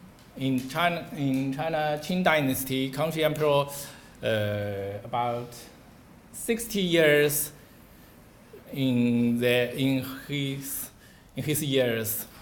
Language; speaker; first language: English; non-native, learner; Chinese